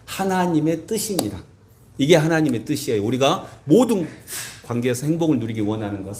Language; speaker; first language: Korean; native; Korean